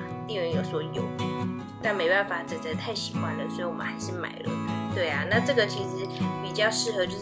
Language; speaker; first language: Chinese; native; Chinese